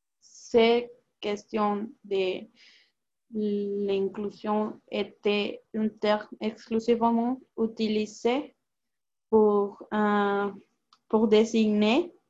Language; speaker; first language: French; non-native, learner; Spanish